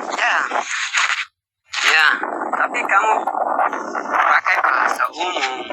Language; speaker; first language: Indonesian; non-native, learner; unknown